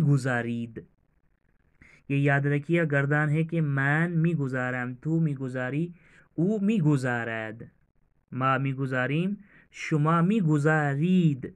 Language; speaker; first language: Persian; non-native, fluent; Urdu